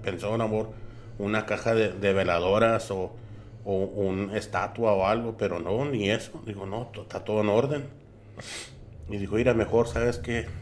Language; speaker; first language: Spanish; early bilingual, heritage; Spanish